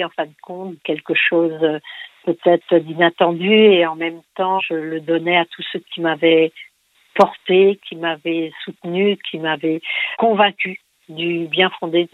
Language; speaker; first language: French; non-native, local second language; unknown